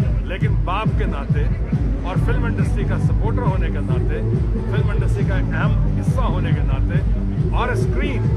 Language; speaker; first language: Hindi; native; Hindi